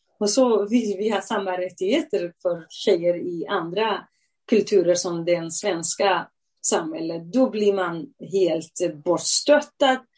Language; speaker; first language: Swedish; non-native, fluent; Central Kurdish